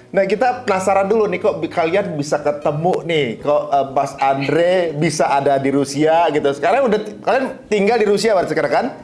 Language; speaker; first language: Indonesian; native; Indonesian